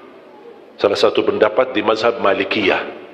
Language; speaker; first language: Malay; non-native, fluent; Arabic